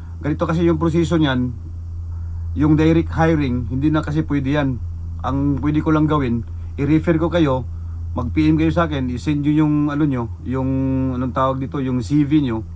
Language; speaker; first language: Filipino; non-native, local second language; Cebuano